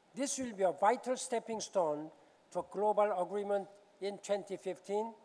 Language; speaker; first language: English; non-native, fluent; Korean